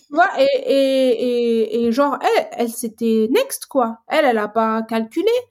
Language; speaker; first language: French; non-native, local second language; Arabic